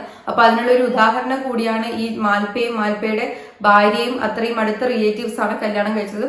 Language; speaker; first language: Malayalam; native; Malayalam